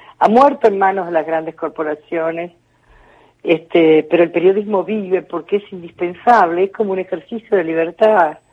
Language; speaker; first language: Spanish; native; Spanish